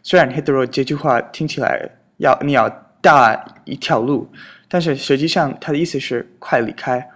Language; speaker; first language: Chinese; non-native, fluent; English